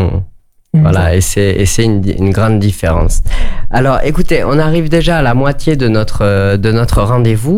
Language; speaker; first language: French; native; French